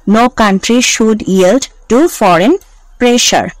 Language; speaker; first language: English; non-native, local second language; Bangla